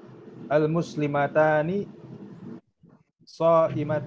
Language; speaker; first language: Arabic; non-native, learner; Indonesian